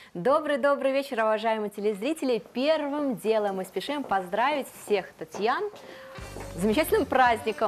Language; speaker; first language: Russian; native; Russian